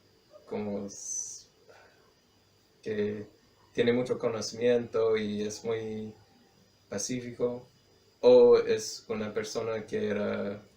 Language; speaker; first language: Spanish; non-native, fluent; English